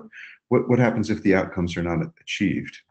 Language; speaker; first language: English; native; English